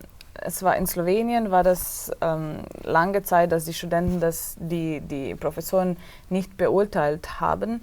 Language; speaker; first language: German; non-native, fluent; Slovenian